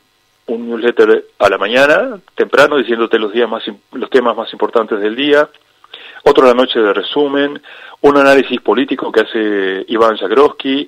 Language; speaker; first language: Spanish; native; Spanish